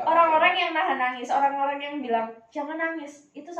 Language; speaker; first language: Indonesian; native; Indonesian